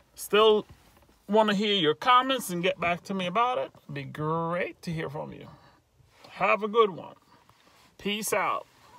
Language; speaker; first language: English; native; English